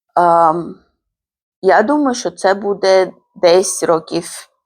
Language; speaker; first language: Ukrainian; non-native, fluent; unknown